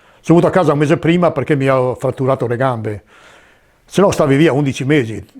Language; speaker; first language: Italian; native; Italian